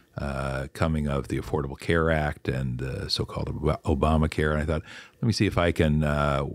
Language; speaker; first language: English; native; English